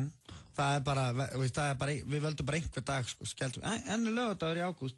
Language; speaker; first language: Icelandic; native; Icelandic